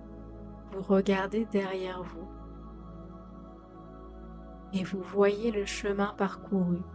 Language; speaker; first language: French; native; French